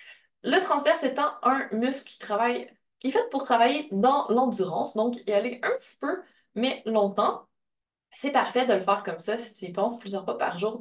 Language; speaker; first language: French; native; French